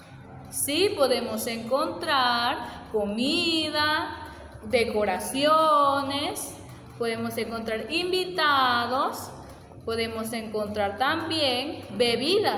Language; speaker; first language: Spanish; native; Spanish